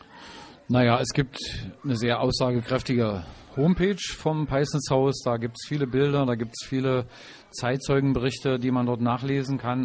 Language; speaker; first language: German; native; German